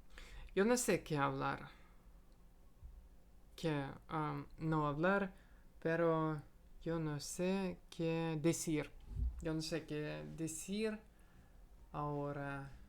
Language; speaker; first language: Spanish; non-native, learner; Russian